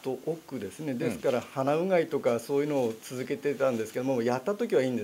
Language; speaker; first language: Japanese; native; Japanese